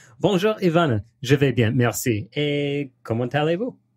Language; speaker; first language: French; non-native, learner; English